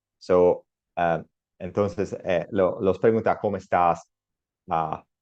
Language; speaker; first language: Spanish; non-native, learner; Italian